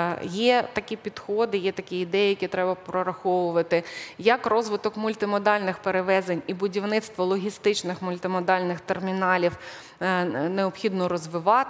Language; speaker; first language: Ukrainian; native; Ukrainian